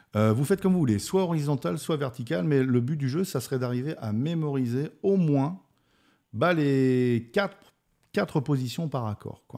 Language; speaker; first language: French; native; French